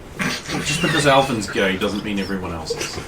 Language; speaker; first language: English; native; English